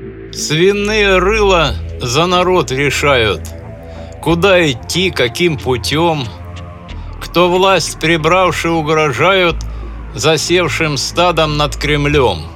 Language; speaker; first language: Russian; native; Russian